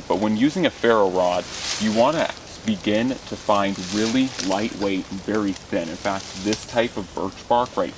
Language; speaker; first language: English; native; English